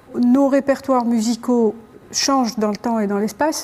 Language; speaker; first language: French; non-native, local second language; Arabic